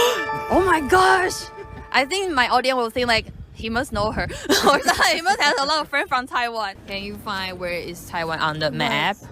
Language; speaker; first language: English; non-native, fluent; Chinese